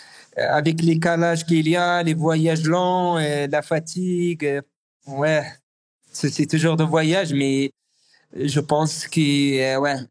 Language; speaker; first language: French; non-native, learner; Arabic